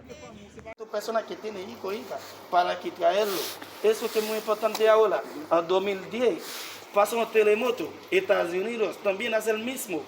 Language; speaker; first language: Spanish; non-native, learner; Haitian Creole